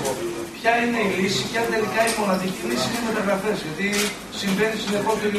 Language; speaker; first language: Greek; native; Greek